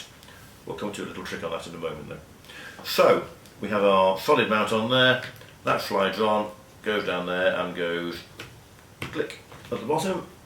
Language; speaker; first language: English; native; English